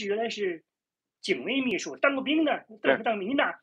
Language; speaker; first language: Chinese; native; Chinese